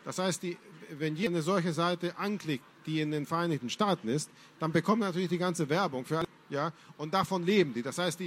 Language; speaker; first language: German; non-native, fluent; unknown